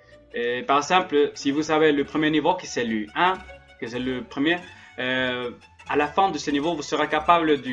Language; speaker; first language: French; non-native, learner; Spanish